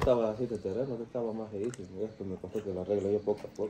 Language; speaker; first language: Spanish; native; Spanish